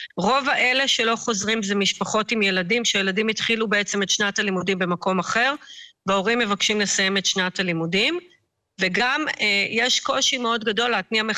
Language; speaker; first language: Hebrew; native; Hebrew